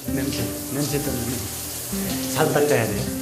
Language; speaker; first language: Korean; non-native, learner; Nepali